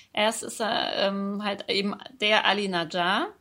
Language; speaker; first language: German; early bilingual, other home language; Persian